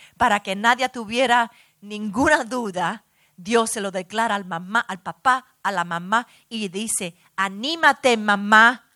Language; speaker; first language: Spanish; early bilingual, heritage; Spanish